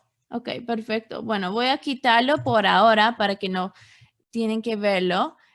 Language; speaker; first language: Spanish; non-native, fluent; English